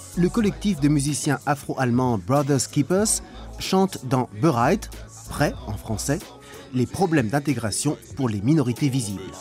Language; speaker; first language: French; native; French